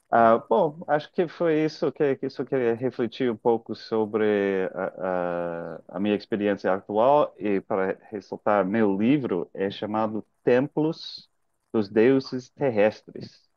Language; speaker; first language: Portuguese; non-native, fluent; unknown